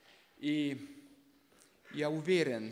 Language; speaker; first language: Russian; non-native, local second language; Estonian